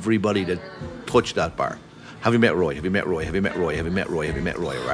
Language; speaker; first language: English; native; English